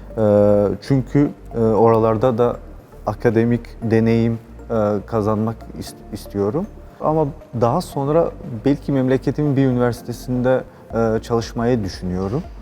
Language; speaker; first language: Turkish; non-native, fluent; Albanian